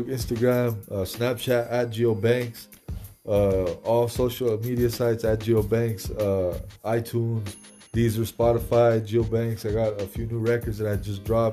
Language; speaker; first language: English; early bilingual, other home language; Spanish